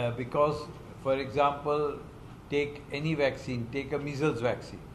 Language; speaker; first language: English; non-native, local second language; Marathi